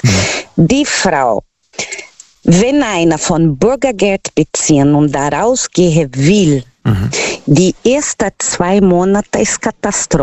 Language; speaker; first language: German; non-native, learner; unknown